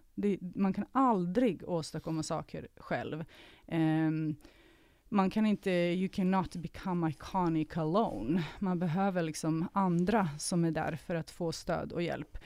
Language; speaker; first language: Swedish; early bilingual, other home language; Serbian